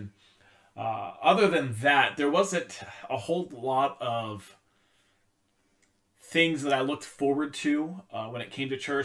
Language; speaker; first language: English; native; English